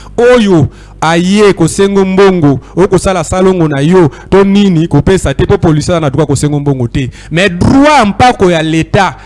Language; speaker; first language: Lingala; native; Lingala